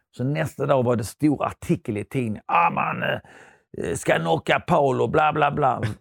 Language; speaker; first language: Swedish; early bilingual, other home language; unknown